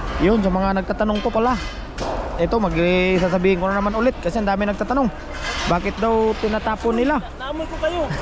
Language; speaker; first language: Filipino; native; Filipino